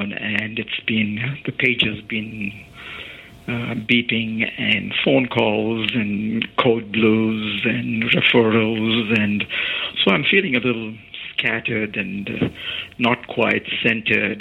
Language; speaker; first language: English; non-native, local second language; Malayalam